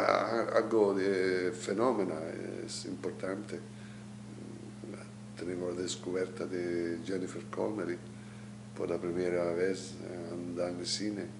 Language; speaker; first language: Spanish; non-native, learner; Italian